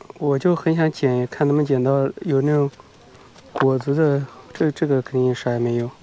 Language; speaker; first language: Chinese; native; Chinese